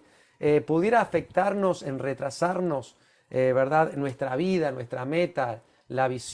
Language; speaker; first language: Spanish; native; Spanish